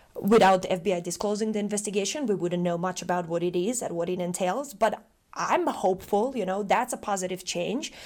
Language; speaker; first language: English; non-native, fluent; Macedonian